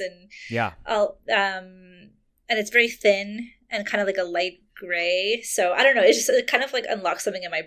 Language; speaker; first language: English; native; English